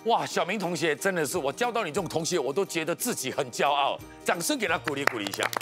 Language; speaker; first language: Chinese; native; Chinese